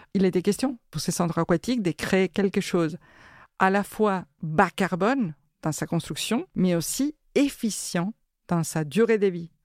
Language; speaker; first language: French; non-native, fluent; Spanish